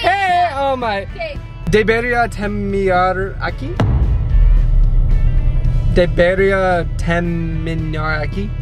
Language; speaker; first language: Spanish; non-native, learner; English